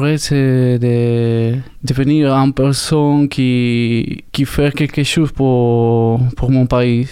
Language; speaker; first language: French; non-native, learner; Spanish